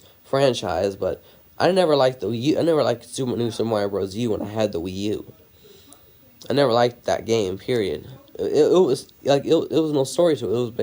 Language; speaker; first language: English; native; English